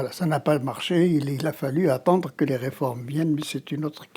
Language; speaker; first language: French; non-native, local second language; Arabic